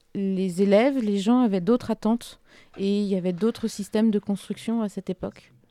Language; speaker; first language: French; native; French